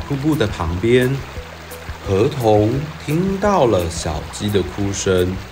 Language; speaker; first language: Chinese; native; Chinese